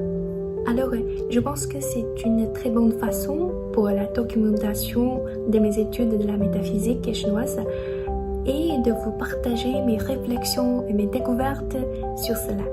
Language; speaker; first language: French; non-native, learner; Chinese